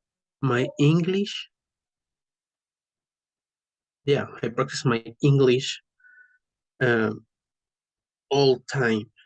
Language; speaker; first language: English; non-native, learner; Spanish